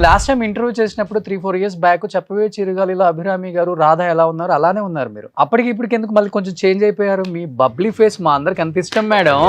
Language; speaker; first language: Telugu; native; Telugu